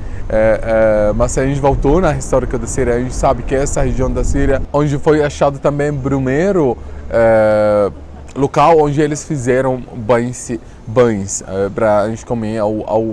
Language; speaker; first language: Portuguese; non-native, fluent; Arabic